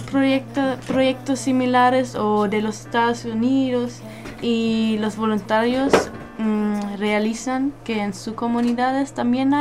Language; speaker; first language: Spanish; non-native, learner; German